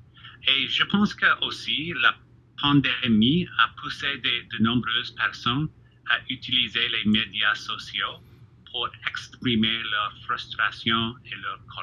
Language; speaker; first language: French; non-native, fluent; English